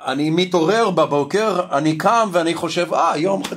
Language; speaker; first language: Hebrew; non-native, fluent; English